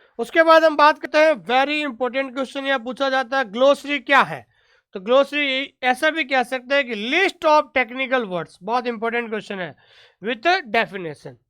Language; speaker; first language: Hindi; native; Hindi